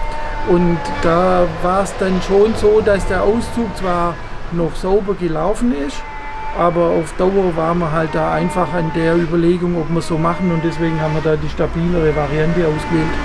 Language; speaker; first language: German; native; German